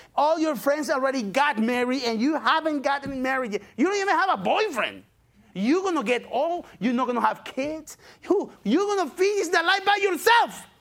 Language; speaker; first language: English; non-native, fluent; Spanish